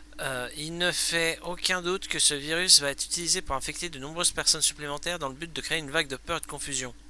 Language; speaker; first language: French; native; French